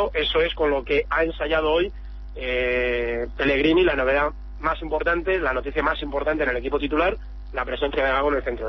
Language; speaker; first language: Spanish; native; Spanish